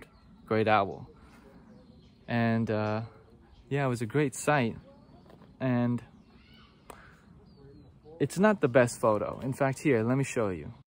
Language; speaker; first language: English; native; English